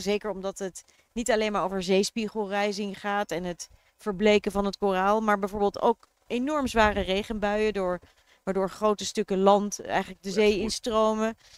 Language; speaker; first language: Dutch; native; Dutch